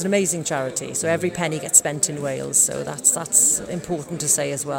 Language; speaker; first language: English; native; English